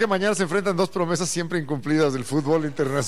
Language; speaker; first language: Spanish; native; Spanish